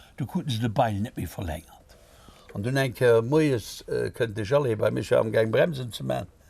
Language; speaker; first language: Luxembourgish; native; Luxembourgish